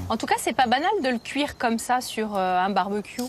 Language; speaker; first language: French; native; French